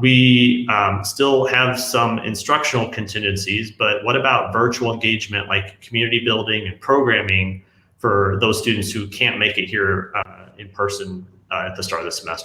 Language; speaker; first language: English; native; English